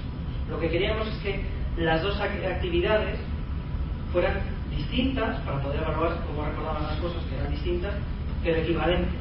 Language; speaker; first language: Spanish; native; Spanish